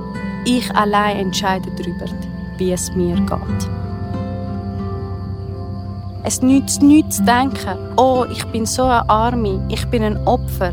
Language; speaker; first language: German; non-native, fluent; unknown